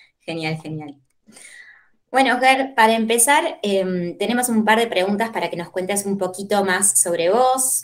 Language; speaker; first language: Spanish; native; Spanish